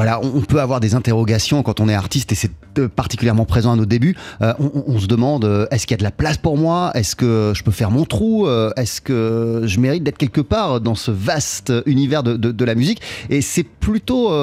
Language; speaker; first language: French; native; French